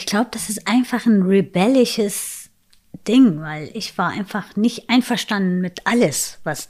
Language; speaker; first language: German; non-native, fluent; Arabic